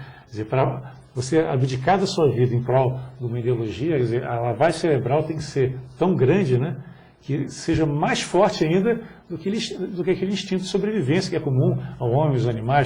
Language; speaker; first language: Portuguese; native; Portuguese